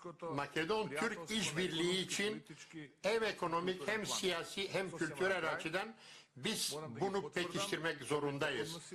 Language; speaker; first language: Turkish; non-native, learner; Macedonian